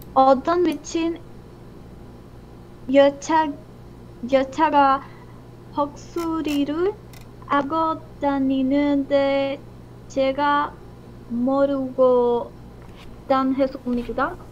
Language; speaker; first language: Korean; non-native, learner; Spanish